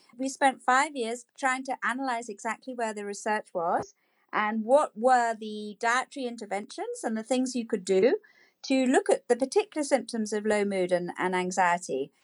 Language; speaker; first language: English; native; English